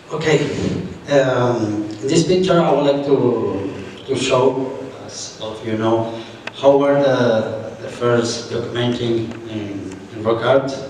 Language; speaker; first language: English; non-native, fluent; Spanish